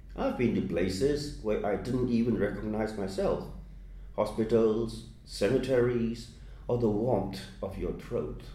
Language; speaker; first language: English; non-native, fluent; Burmese